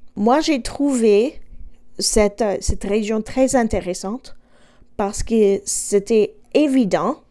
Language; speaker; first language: French; non-native, fluent; English